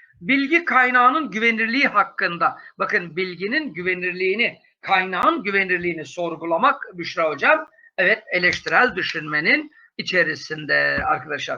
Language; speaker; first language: Turkish; native; Turkish